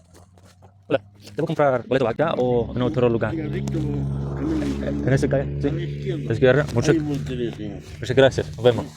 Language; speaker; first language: Spanish; non-native, learner; English